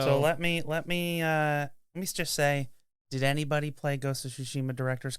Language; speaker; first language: English; native; English